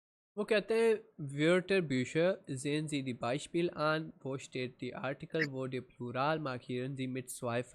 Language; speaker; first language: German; non-native, fluent; Urdu